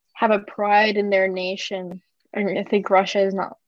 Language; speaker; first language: English; early bilingual, other home language; Japanese